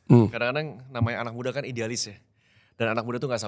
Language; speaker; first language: Indonesian; native; Indonesian